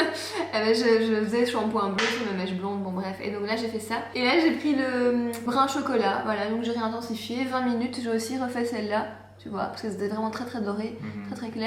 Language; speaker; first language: French; native; French